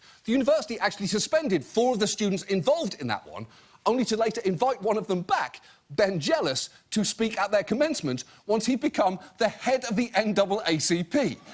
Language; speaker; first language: English; native; English